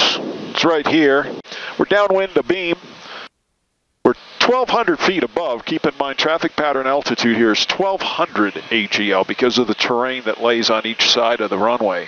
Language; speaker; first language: English; native; English